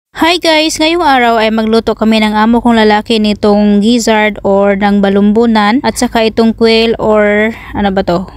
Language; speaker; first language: Filipino; non-native, local second language; Cebuano